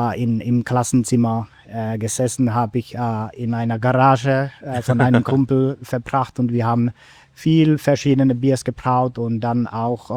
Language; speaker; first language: German; non-native, fluent; Finnish